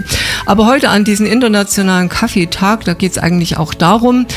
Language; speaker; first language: German; native; German